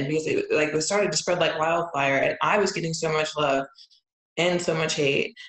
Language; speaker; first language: English; native; English